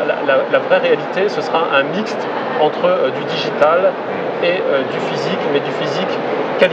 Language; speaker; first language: French; native; French